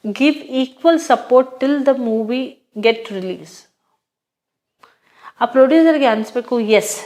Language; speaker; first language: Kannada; non-native, local second language; Hindi